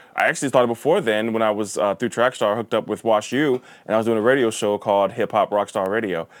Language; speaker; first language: English; native; English